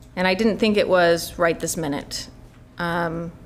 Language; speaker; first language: English; native; English